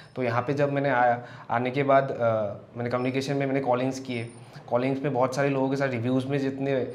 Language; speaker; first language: Hindi; non-native, local second language; Assamese